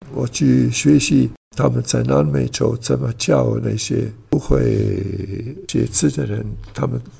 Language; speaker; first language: Chinese; non-native, learner; Italian